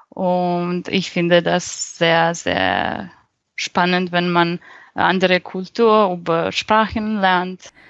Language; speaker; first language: German; non-native, fluent; Serbian